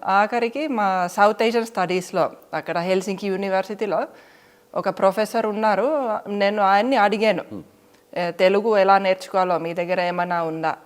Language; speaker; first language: Telugu; non-native, fluent; Finnish